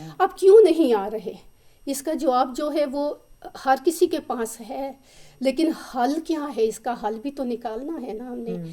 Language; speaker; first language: Urdu; native; Urdu